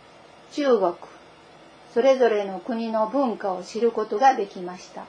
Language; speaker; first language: Japanese; native; Japanese